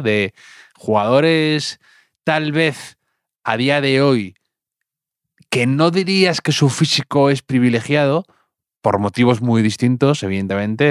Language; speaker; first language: Spanish; native; Spanish